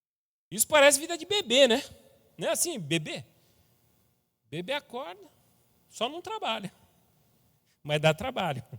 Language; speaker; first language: Portuguese; native; Portuguese